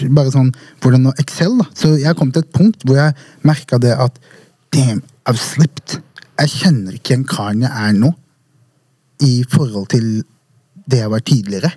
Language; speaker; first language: Norwegian; early bilingual, other home language; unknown